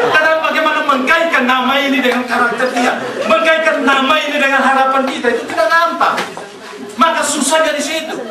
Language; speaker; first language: Indonesian; native; Indonesian